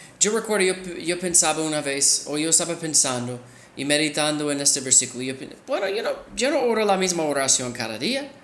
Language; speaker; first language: Spanish; non-native, fluent; English